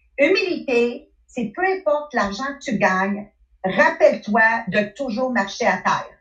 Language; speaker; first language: French; native; French